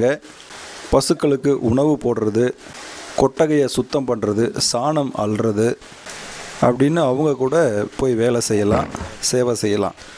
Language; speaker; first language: Tamil; native; Tamil